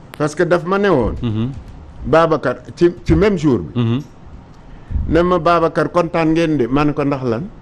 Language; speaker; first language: Wolof; non-native, local second language; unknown